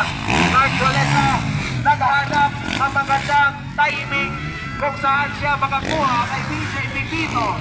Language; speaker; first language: Filipino; non-native, local second language; Cebuano